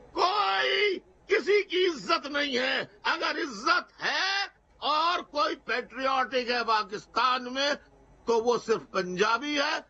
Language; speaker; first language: Urdu; native; Urdu